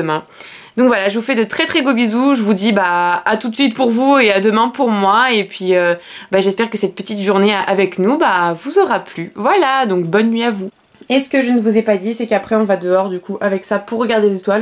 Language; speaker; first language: French; native; French